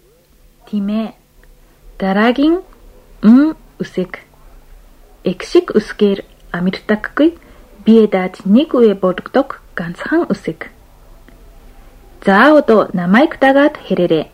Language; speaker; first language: Mongolian; non-native, fluent; Japanese